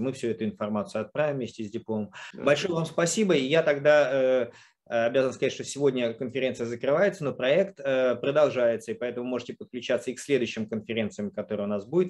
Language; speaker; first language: Russian; native; Russian